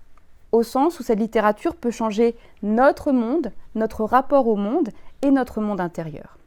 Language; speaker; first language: French; native; French